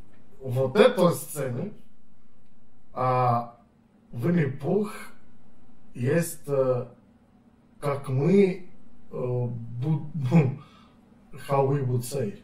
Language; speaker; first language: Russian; non-native, learner; Serbian